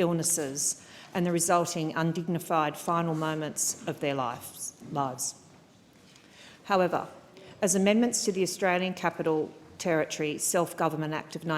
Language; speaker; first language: English; native; English